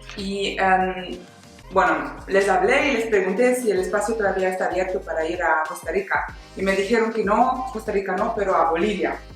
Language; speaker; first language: Spanish; non-native, fluent; German